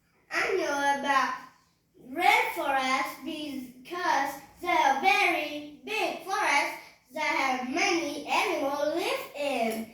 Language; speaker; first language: English; non-native, learner; Vietnamese